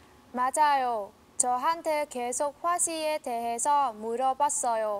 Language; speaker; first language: Korean; non-native, learner; Vietnamese